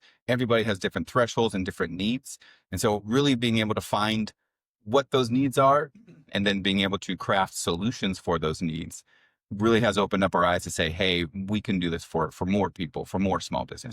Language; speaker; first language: English; native; English